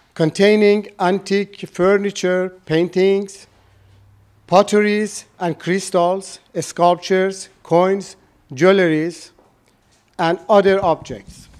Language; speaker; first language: English; non-native, fluent; Persian